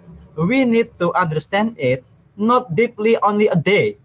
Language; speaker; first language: English; non-native, learner; Indonesian